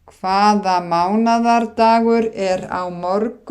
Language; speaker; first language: Icelandic; non-native, fluent; Thai